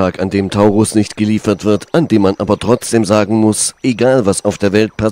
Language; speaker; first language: German; native; German